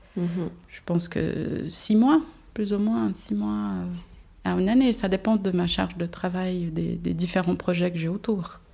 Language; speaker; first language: French; non-native, fluent; Portuguese